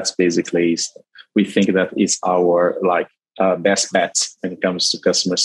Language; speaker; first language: English; non-native, fluent; Portuguese